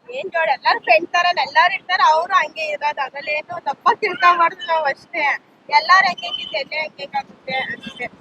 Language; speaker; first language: Kannada; native; Kannada